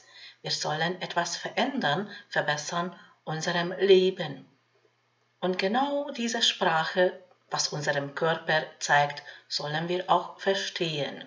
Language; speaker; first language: German; non-native, fluent; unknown